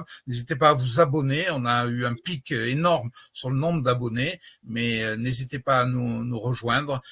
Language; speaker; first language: French; native; French